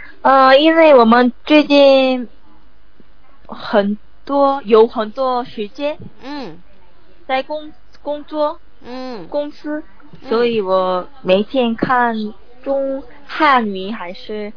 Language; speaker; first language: Chinese; non-native, learner; Korean